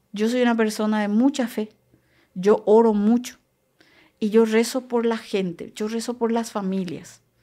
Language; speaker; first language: Spanish; native; Spanish